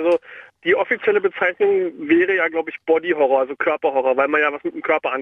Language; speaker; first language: German; native; German